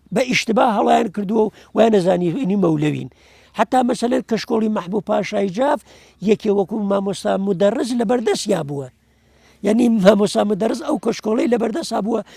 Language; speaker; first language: Central Kurdish; non-native, local second language; Gurani